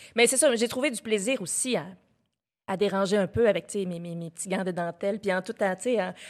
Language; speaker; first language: French; native; French